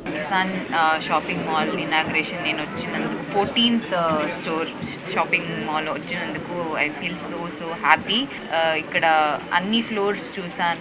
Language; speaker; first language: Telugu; non-native, learner; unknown